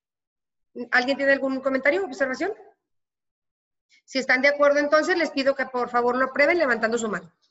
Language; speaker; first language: Spanish; native; Spanish